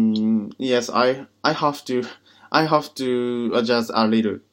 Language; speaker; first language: English; non-native, learner; Japanese